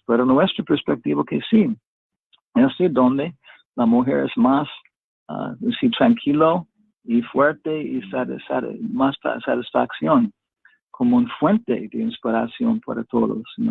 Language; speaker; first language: Spanish; non-native, fluent; English